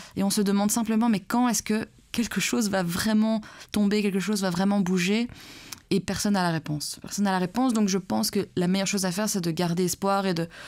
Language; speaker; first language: French; early bilingual, other home language; Persian